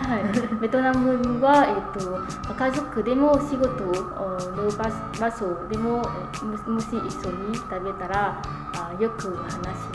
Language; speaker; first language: Japanese; non-native, learner; Vietnamese